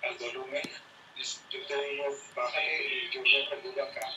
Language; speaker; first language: Spanish; native; Spanish